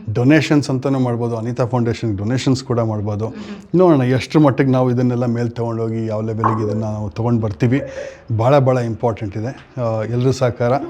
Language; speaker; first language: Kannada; native; Kannada